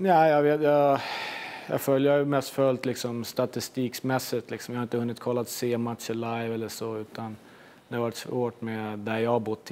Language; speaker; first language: Swedish; native; Swedish